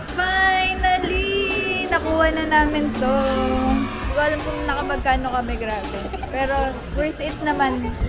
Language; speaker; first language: Filipino; native; Filipino